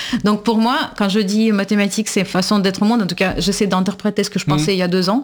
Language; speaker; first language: French; non-native, fluent; Russian